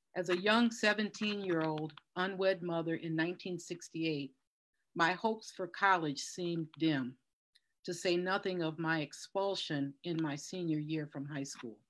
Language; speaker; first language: English; native; English